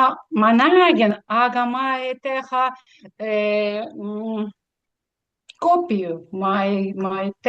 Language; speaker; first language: Estonian; non-native, learner; Russian